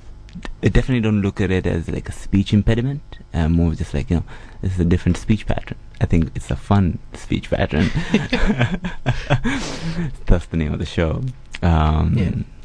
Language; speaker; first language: English; non-native, local second language; Swahili